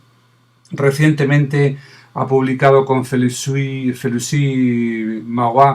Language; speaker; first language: Spanish; native; Spanish